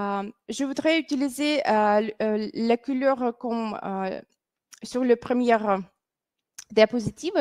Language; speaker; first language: French; non-native, fluent; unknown